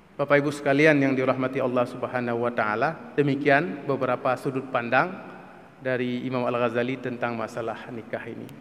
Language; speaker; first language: Malay; non-native, local second language; Achinese